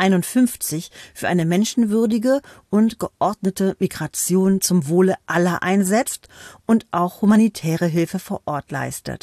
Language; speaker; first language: German; native; German